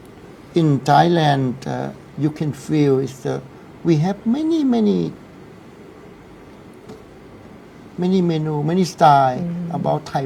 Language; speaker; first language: English; non-native, learner; Thai